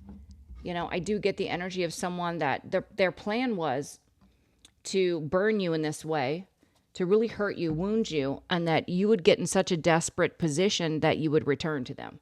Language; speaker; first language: English; native; English